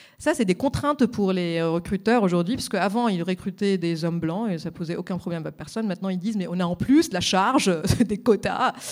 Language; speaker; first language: French; non-native, local second language; Arabic